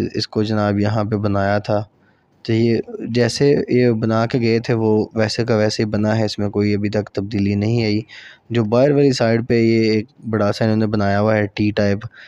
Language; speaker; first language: Urdu; non-native, local second language; Punjabi